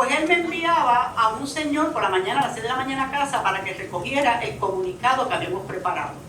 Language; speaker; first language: Spanish; native; Spanish